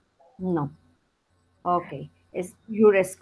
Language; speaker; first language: English; non-native, learner; Spanish